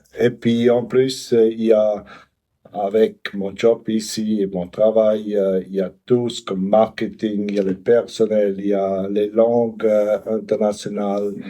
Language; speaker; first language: French; non-native, local second language; Swiss German